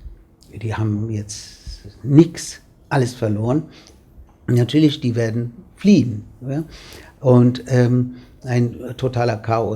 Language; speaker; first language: German; non-native, fluent; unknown